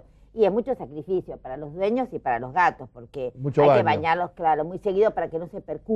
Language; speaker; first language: Spanish; native; Spanish